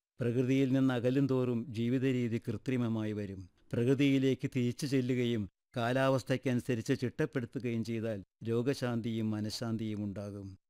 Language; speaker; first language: Malayalam; native; Malayalam